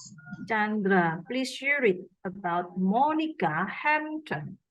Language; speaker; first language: English; non-native, fluent; Indonesian